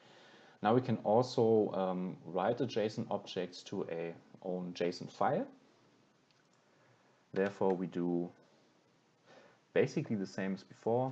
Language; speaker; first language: English; non-native, fluent; German